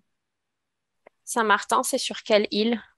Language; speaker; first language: French; native; French